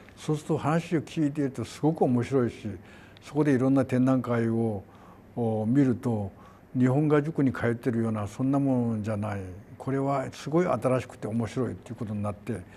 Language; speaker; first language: Japanese; non-native, fluent; Korean